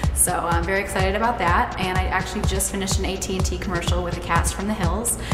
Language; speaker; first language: English; native; English